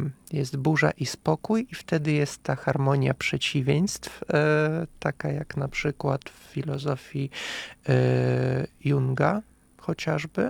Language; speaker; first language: Polish; non-native, fluent; Russian